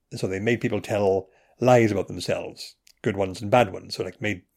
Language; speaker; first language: English; native; English